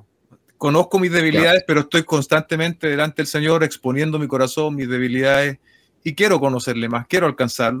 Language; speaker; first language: Spanish; native; Spanish